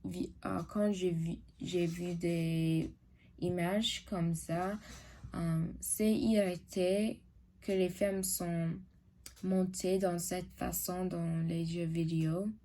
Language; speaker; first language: French; non-native, learner; English